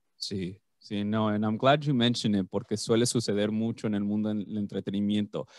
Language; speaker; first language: Spanish; native; Spanish